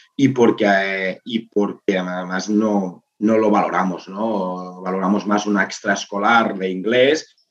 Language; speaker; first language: Spanish; native; Spanish